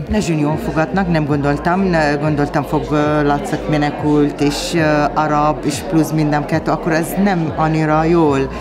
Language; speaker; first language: Hungarian; non-native, learner; Arabic